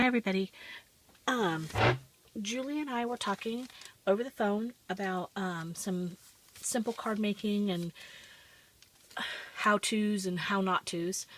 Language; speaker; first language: English; native; English